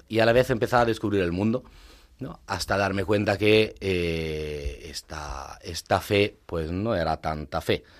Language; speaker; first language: Spanish; non-native, fluent; Italian